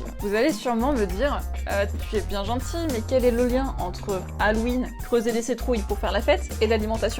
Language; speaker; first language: French; native; French